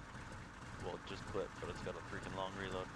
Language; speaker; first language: English; native; English